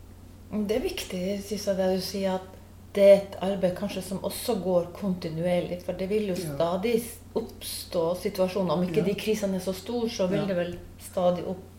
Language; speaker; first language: Norwegian; native; Norwegian